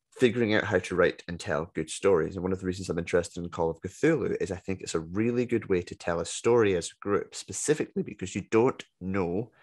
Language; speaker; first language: English; native; English